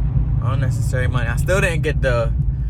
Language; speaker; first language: English; native; English